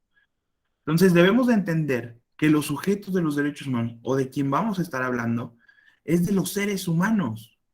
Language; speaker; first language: Spanish; native; Spanish